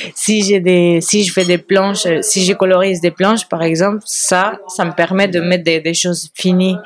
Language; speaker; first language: French; non-native, fluent; Spanish